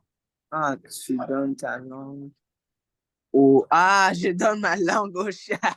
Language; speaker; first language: French; non-native, fluent; English